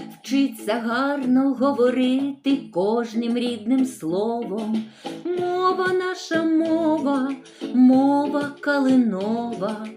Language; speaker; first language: Ukrainian; native; Ukrainian